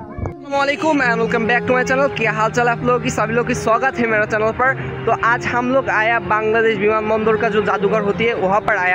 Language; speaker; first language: Hindi; non-native, learner; Bangla